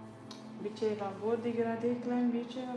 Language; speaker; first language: Dutch; non-native, learner; English